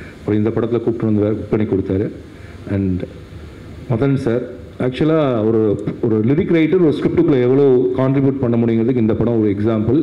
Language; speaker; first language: Tamil; native; Tamil